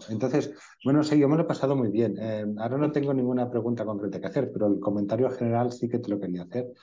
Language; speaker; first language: Spanish; native; Spanish